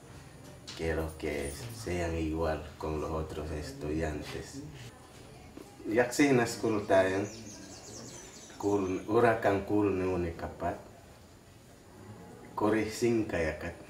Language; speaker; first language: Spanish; non-native, local second language; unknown